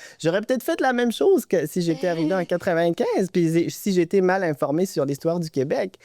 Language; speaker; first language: French; non-native, local second language; Arabic